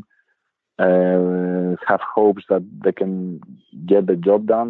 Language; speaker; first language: English; non-native, fluent; Greek